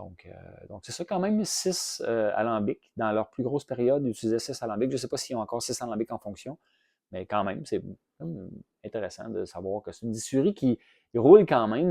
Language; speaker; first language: French; native; French